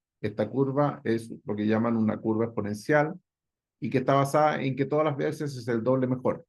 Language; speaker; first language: Spanish; native; Spanish